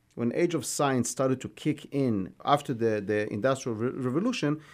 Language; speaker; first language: English; non-native, fluent; Hebrew